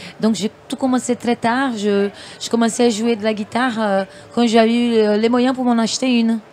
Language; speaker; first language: French; non-native, fluent; Portuguese